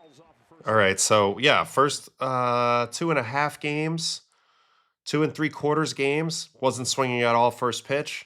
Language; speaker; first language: English; native; English